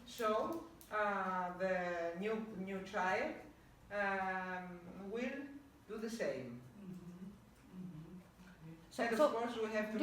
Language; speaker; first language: English; non-native, learner; Greek